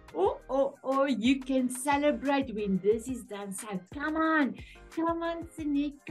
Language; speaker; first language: English; non-native, local second language; Afrikaans